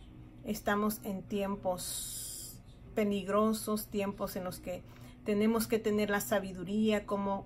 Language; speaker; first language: Spanish; native; Spanish